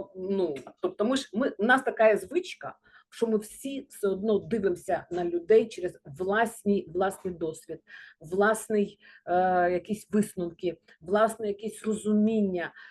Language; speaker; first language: Ukrainian; non-native, local second language; Russian